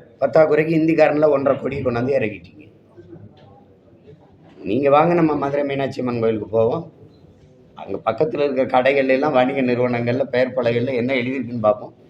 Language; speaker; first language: Tamil; native; Tamil